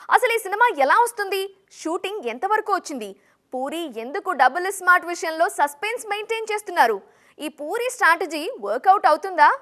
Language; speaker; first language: Telugu; native; Telugu